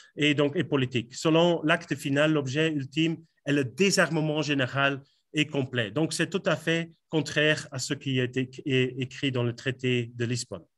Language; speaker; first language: French; non-native, fluent; Dutch